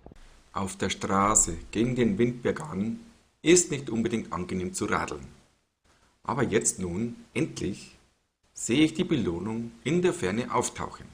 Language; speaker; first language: German; native; German